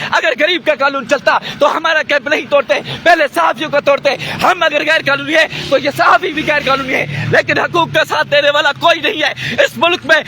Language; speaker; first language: Urdu; non-native, local second language; Sindhi